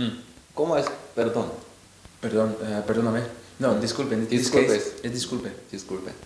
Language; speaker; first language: Spanish; non-native, learner; Korean